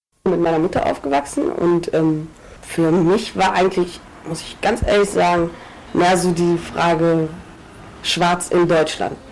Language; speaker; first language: German; early bilingual, other home language; Tigrinya